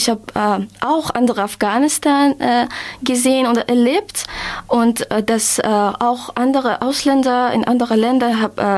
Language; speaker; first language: German; non-native, learner; Persian